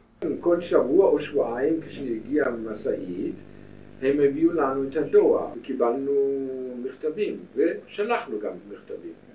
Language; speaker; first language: Hebrew; non-native, fluent; German